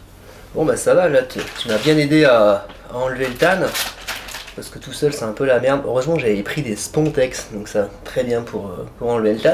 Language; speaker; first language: French; native; French